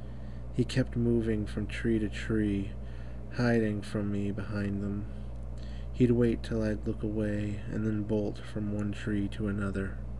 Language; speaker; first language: English; native; English